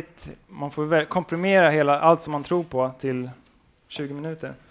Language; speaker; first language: Swedish; native; Swedish